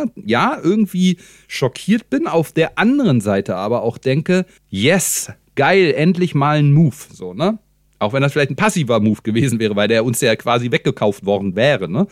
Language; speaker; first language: German; native; German